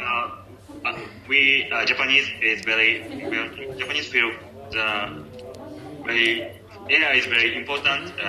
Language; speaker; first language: English; non-native, learner; Japanese